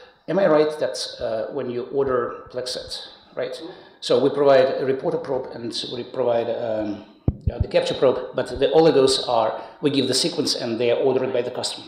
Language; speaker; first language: English; non-native, fluent; Russian